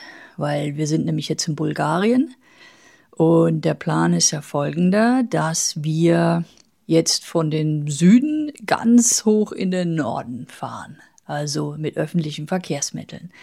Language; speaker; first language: German; native; German